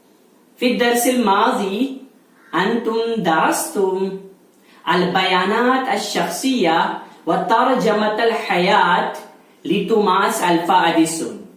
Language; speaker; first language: Arabic; non-native, fluent; Malayalam